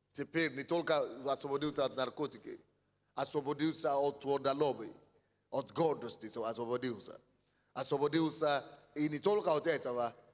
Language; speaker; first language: Russian; non-native, fluent; Yoruba